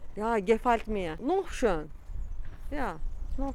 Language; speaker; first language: German; non-native, learner; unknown